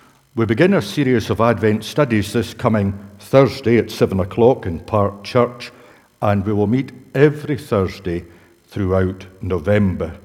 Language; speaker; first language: English; native; English